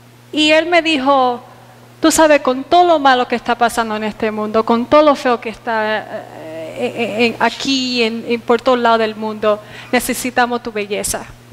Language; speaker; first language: Spanish; early bilingual, heritage; Spanish